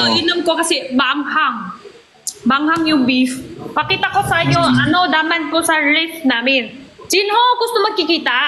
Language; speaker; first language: Filipino; non-native, learner; Korean